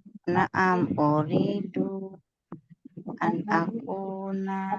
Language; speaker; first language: Arabic; non-native, learner; Indonesian